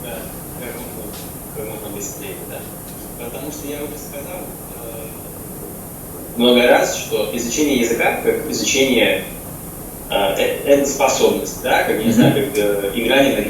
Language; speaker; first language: Russian; non-native, fluent; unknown